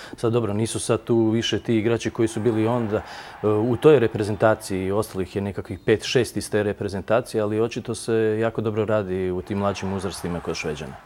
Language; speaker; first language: Croatian; native; Croatian